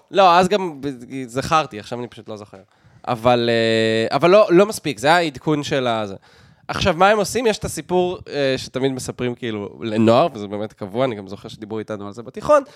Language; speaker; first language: Hebrew; native; Hebrew